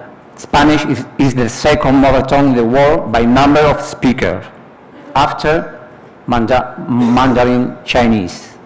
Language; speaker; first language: English; non-native, fluent; Spanish